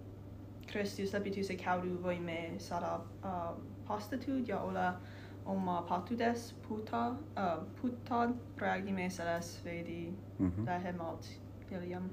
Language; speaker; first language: Estonian; non-native, learner; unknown